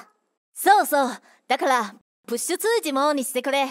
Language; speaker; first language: Japanese; non-native, fluent; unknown